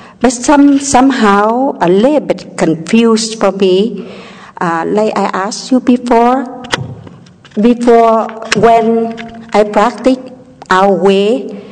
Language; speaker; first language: English; non-native, learner; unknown